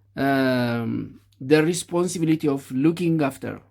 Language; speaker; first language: English; non-native, local second language; Amharic